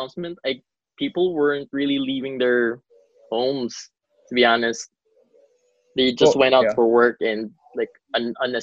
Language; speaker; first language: English; non-native, local second language; Cebuano